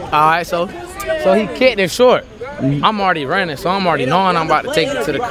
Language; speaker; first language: English; native; English